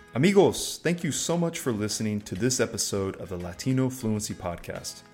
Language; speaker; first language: English; native; English